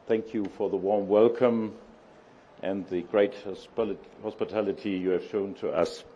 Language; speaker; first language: English; non-native, fluent; German